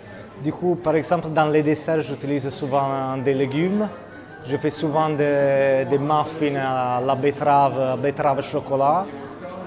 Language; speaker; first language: French; non-native, fluent; Italian